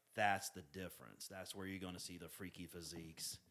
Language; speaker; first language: English; native; English